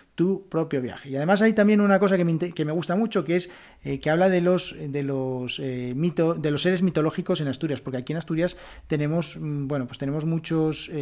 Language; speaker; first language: Spanish; native; Spanish